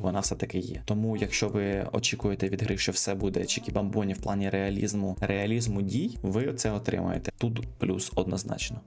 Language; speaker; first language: Ukrainian; native; Ukrainian